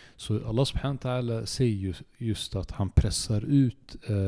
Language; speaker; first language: Swedish; native; Swedish